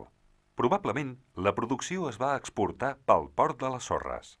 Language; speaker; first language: Catalan; native; Catalan